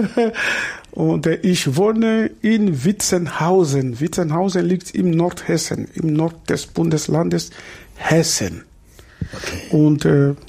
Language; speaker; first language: German; non-native, fluent; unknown